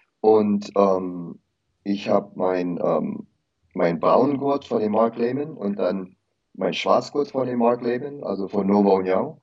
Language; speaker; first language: German; early bilingual, heritage; German